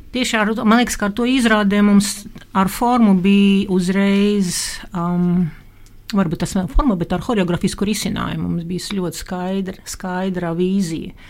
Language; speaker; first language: Latvian; non-native, local second language; Russian